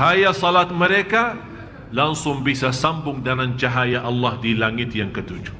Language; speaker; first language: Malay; non-native, fluent; Arabic